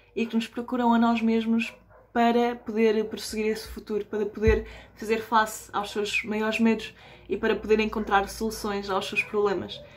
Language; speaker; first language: Portuguese; early bilingual, other home language; Spanish